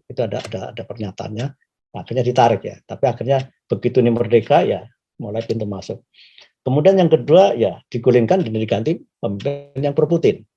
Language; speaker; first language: Indonesian; native; Indonesian